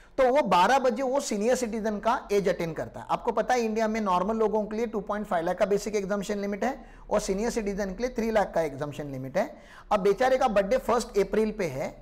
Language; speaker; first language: Hindi; non-native, local second language; Marathi